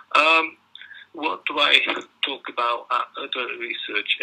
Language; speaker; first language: English; non-native, fluent; Dutch